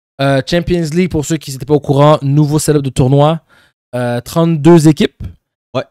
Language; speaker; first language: French; native; French